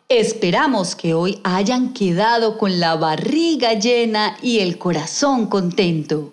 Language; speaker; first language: Spanish; native; Spanish